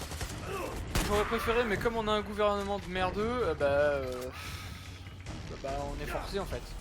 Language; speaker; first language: French; native; French